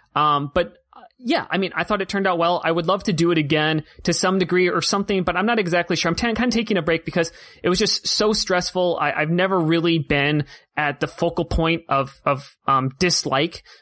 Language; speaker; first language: English; native; English